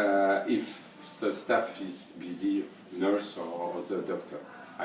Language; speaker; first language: English; non-native, learner; French